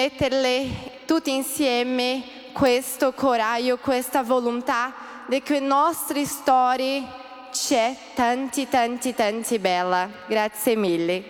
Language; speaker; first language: Italian; early bilingual, heritage; Portuguese